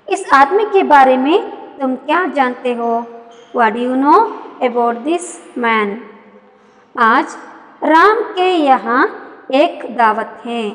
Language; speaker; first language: Hindi; non-native, local second language; Kannada